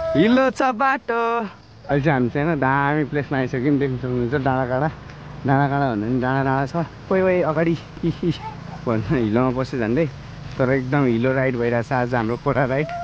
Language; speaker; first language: Nepali; native; Nepali